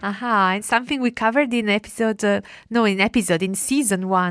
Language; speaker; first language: English; non-native, fluent; Italian